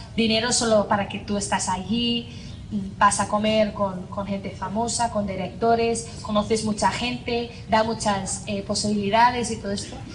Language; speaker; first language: Spanish; non-native, fluent; English